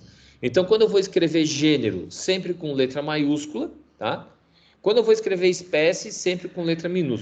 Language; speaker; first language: Portuguese; native; Portuguese